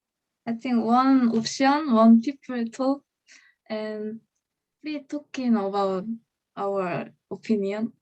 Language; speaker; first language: English; non-native, learner; Korean